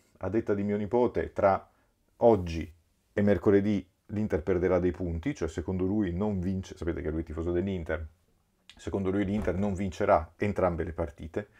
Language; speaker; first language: Italian; native; Italian